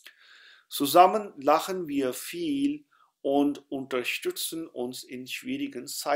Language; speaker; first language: German; non-native, fluent; Urdu